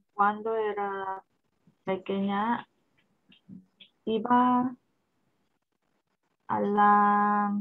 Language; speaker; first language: Spanish; non-native, learner; Korean